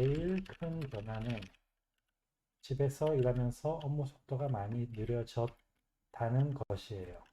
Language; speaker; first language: Korean; non-native, fluent; English